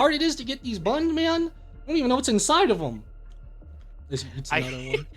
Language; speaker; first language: English; native; English